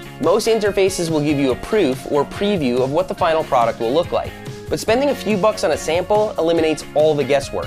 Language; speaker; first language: English; native; English